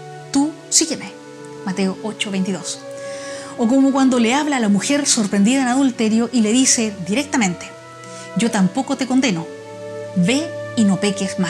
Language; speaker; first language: Spanish; native; Spanish